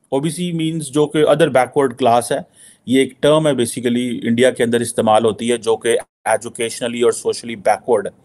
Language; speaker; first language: Urdu; native; Urdu